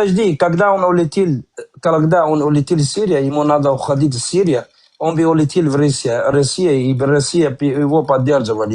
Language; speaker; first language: Russian; non-native, learner; Kurdish